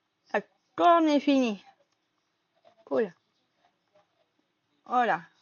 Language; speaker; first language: French; native; French